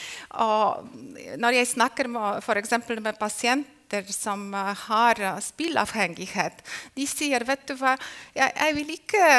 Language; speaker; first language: Norwegian; non-native, fluent; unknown